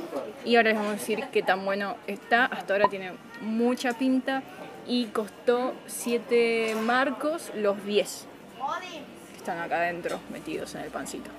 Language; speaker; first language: Spanish; native; Spanish